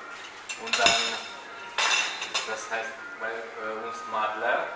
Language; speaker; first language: German; non-native, learner; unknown